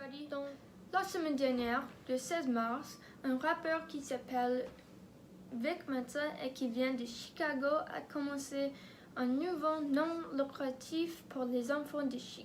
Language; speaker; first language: French; non-native, learner; English